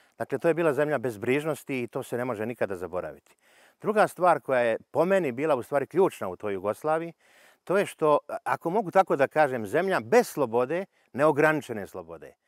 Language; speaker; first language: Bosnian; native; Bosnian